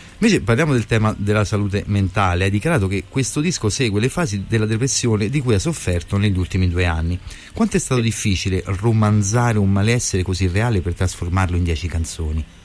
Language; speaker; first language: Italian; native; Italian